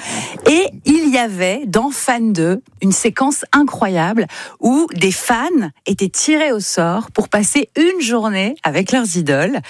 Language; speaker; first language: French; native; French